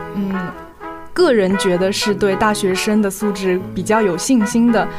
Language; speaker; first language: Chinese; native; Chinese